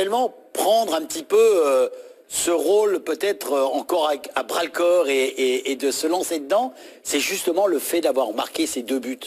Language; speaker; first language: French; native; French